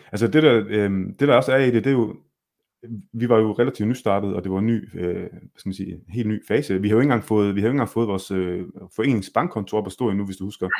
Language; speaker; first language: Danish; early bilingual, other home language; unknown